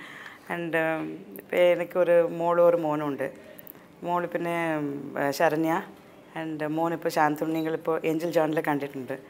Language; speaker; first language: Malayalam; non-native, local second language; Tamil